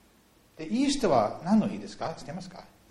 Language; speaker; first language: Japanese; non-native, fluent; English